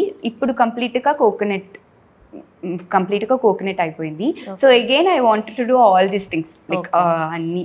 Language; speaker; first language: Telugu; non-native, learner; Tamil